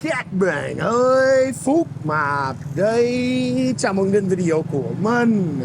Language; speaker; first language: Vietnamese; non-native, fluent; English